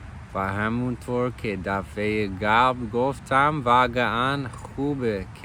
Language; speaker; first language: Persian; non-native, fluent; English